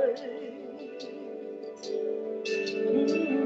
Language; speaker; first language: English; native; English